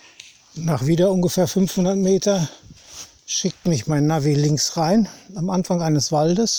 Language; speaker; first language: German; native; German